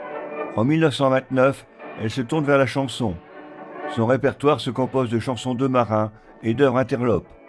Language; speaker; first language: French; native; French